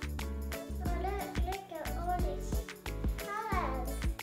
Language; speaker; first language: English; native; English